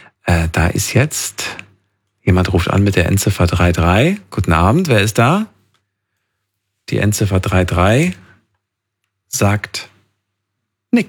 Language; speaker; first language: German; native; German